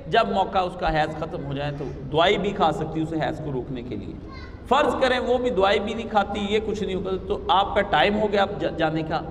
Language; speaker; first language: Urdu; non-native, local second language; Punjabi